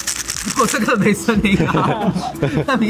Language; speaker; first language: Chinese; native; Chinese